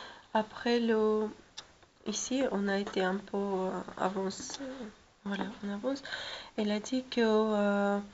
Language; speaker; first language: French; non-native, learner; Russian